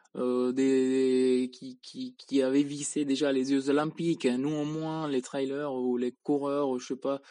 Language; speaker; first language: French; non-native, fluent; Spanish